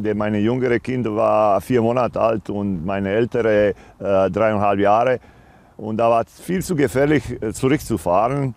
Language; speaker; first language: German; non-native, fluent; Croatian